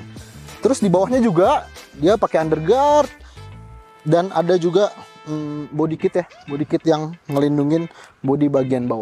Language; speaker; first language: Indonesian; native; Indonesian